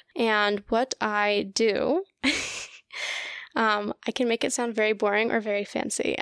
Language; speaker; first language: English; early bilingual, other home language; Russian